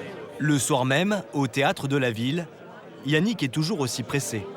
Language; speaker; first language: French; native; French